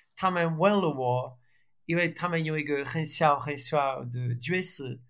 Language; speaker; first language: Chinese; non-native, learner; French